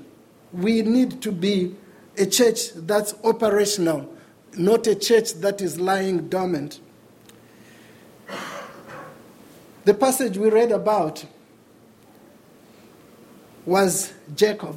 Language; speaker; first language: English; non-native, local second language; Shona